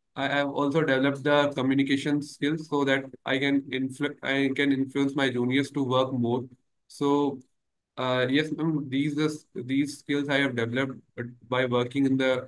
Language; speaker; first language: English; non-native, local second language; Hindi